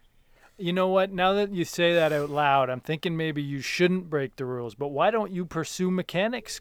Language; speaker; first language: English; native; English